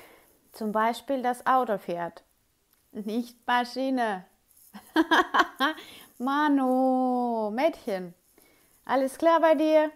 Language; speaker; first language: German; non-native, fluent; Russian